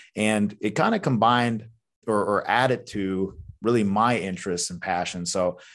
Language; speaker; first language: English; native; English